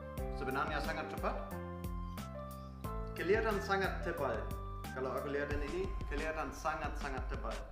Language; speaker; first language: Indonesian; non-native, fluent; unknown